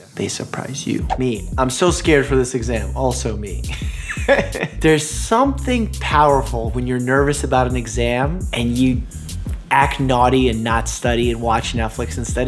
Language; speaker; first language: English; native; English